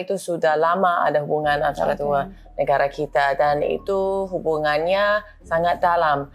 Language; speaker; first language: Indonesian; non-native, fluent; English